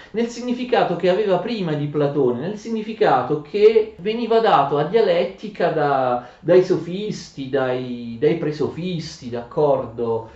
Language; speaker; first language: Italian; native; Italian